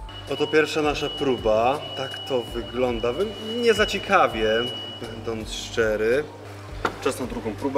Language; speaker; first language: Polish; native; Polish